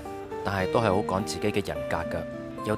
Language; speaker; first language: Chinese; non-native, local second language; Cantonese